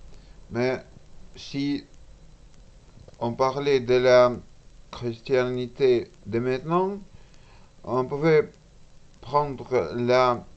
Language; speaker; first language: French; non-native, learner; Russian